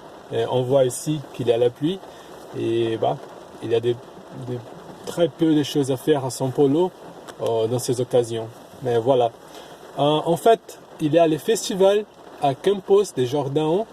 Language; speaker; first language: French; non-native, fluent; Portuguese